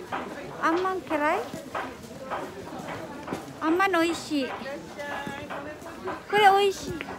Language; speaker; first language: Japanese; non-native, fluent; Filipino